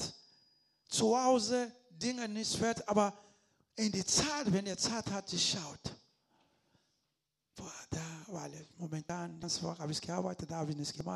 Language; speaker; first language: German; non-native, learner; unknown